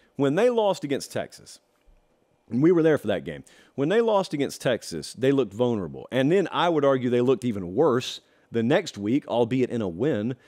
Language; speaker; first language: English; native; English